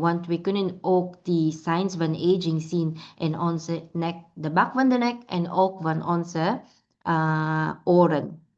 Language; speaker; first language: Dutch; non-native, learner; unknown